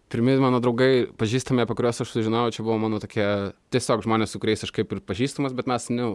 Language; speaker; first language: Lithuanian; early bilingual, other home language; Russian